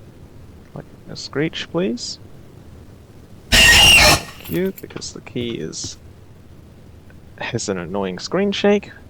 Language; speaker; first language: English; native; English